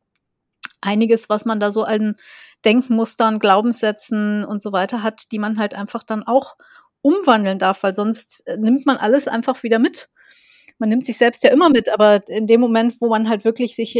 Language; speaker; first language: German; native; German